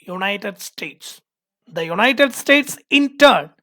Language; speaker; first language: English; non-native, local second language; Malayalam